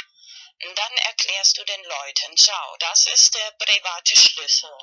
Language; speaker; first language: German; non-native, fluent; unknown